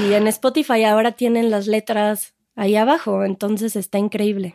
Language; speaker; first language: Spanish; native; Spanish